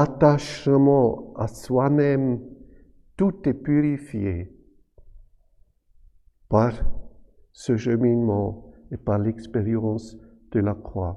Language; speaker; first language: French; non-native, fluent; German